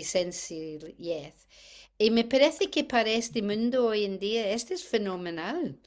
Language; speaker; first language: Spanish; non-native, fluent; English